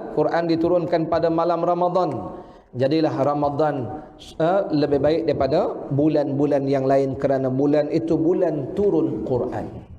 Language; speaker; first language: Malay; native; Malay